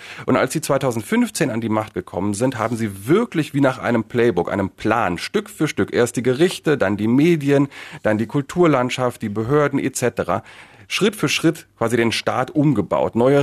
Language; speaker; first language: German; native; German